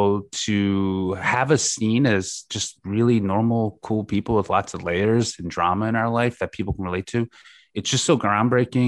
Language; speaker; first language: English; native; English